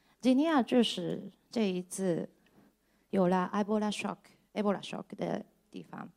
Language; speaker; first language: Chinese; non-native, fluent; Japanese